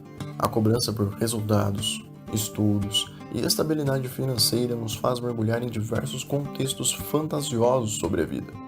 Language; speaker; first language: Portuguese; native; Portuguese